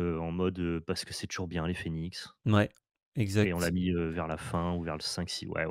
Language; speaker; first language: French; native; French